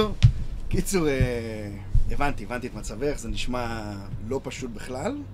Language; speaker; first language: Hebrew; native; Hebrew